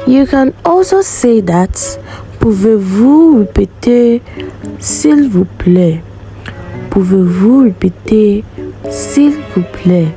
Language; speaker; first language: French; non-native, learner; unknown